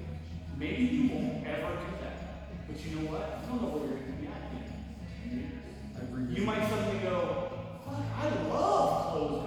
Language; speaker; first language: English; native; English